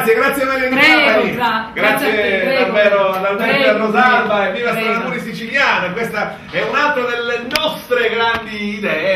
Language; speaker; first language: Italian; native; Italian